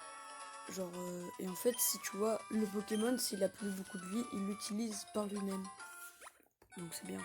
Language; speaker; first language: French; native; French